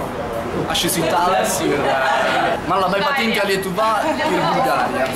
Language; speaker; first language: Lithuanian; non-native, learner; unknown